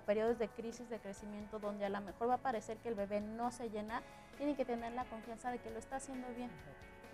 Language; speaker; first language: Spanish; native; Spanish